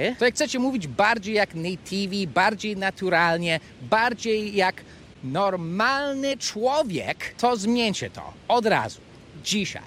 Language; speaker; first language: Polish; non-native, fluent; English